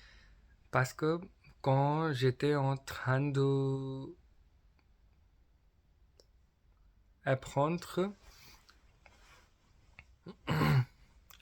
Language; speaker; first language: French; non-native, learner; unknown